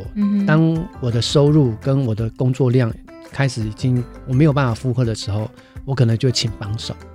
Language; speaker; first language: Chinese; native; Chinese